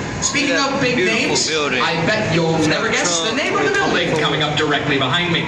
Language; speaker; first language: English; native; English